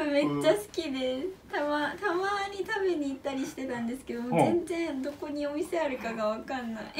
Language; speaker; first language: Japanese; early bilingual, other home language; Portuguese